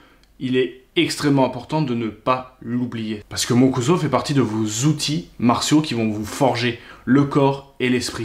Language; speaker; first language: French; native; French